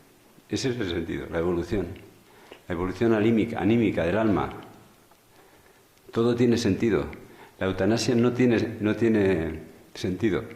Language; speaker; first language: Spanish; native; Spanish